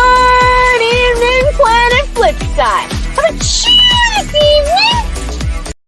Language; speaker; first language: English; native; English